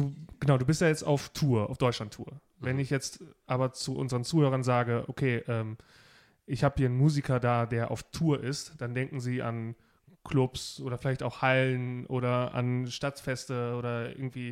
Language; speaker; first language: German; native; German